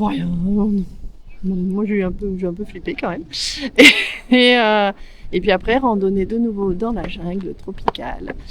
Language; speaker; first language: French; native; French